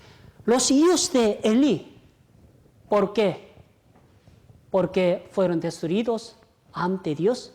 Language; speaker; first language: Spanish; non-native, fluent; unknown